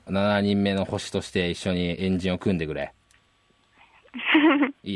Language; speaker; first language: Japanese; native; Japanese